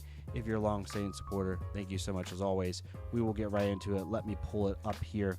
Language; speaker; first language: English; native; English